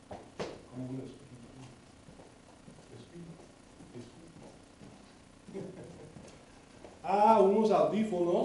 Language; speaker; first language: Spanish; non-native, fluent; English